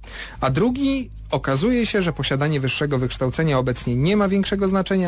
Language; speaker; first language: Polish; native; Polish